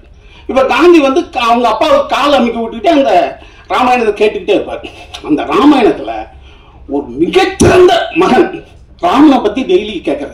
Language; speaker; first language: Tamil; native; Tamil